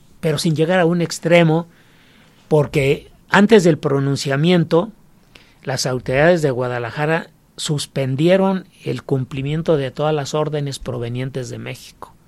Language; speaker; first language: Spanish; native; Spanish